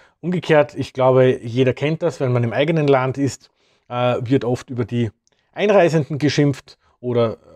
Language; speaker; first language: German; native; German